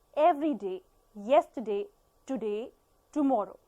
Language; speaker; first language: English; non-native, local second language; Punjabi